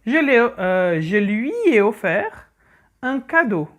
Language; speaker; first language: French; non-native, fluent; Portuguese